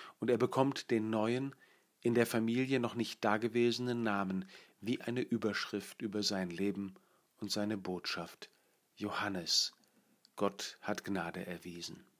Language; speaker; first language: German; native; German